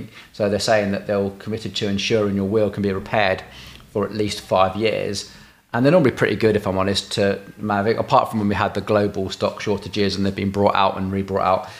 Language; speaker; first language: English; native; English